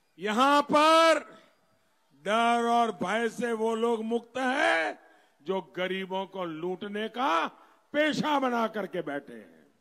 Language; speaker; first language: Hindi; non-native, local second language; Gujarati